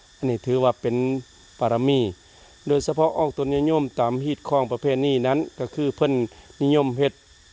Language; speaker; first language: Lao; native; Lao